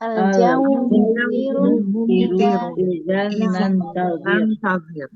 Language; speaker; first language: Arabic; non-native, learner; Indonesian